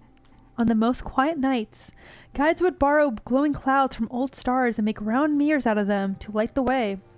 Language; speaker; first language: English; native; English